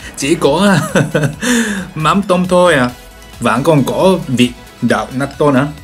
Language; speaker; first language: Vietnamese; non-native, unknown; Japanese